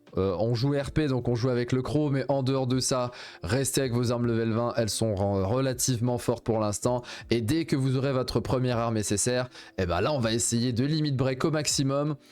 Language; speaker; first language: French; native; French